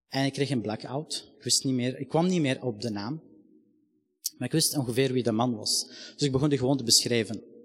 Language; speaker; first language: Dutch; non-native, fluent; Arabic